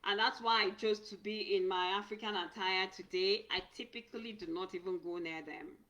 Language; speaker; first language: English; non-native, local second language; Yoruba